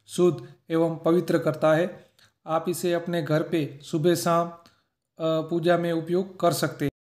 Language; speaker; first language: Hindi; native; Hindi